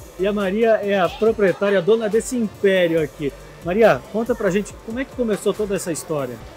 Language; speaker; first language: Portuguese; native; Portuguese